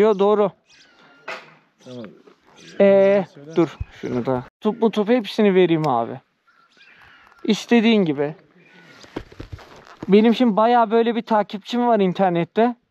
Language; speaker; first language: Turkish; native; Turkish